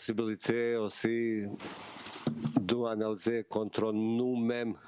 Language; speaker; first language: French; non-native, learner; Bosnian